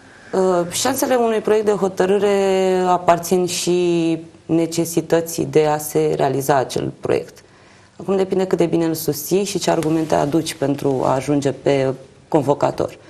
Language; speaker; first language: Romanian; native; Romanian